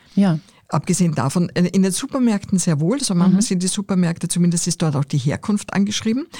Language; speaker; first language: German; native; German